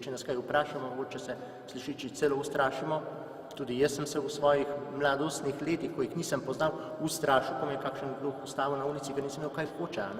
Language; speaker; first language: Slovenian; non-native, fluent; Czech